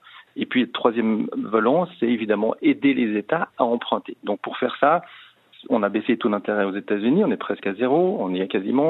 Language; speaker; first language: French; native; French